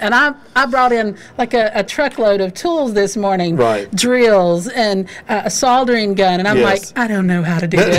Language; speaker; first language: English; native; English